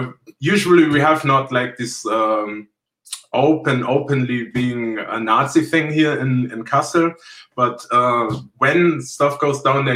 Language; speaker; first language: English; non-native, fluent; German